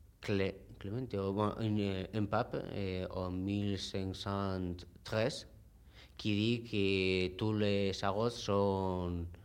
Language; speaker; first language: French; non-native, fluent; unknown